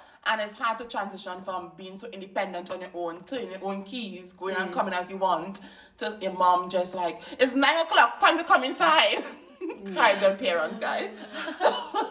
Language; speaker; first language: English; native; English